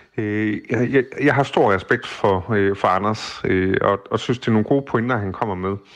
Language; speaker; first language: Danish; native; Danish